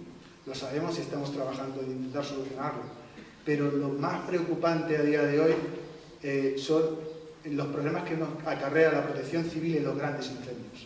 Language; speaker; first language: Spanish; native; Spanish